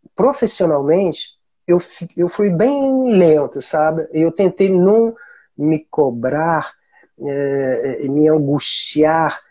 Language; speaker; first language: Portuguese; non-native, fluent; French